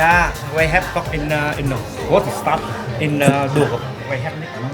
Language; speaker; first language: Dutch; non-native, learner; Vietnamese